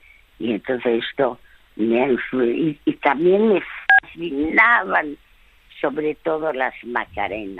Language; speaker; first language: Spanish; early bilingual, other home language; French